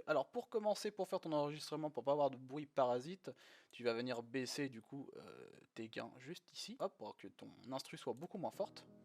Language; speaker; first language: French; native; French